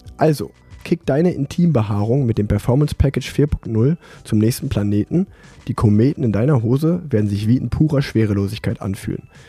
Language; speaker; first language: German; native; German